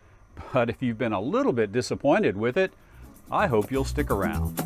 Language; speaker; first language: English; native; English